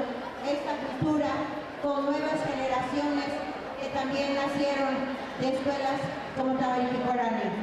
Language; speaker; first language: Spanish; native; Spanish